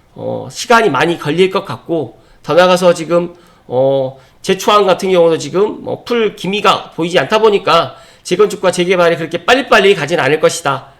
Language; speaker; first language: Korean; native; Korean